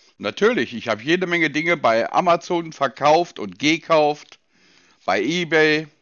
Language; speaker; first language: German; native; German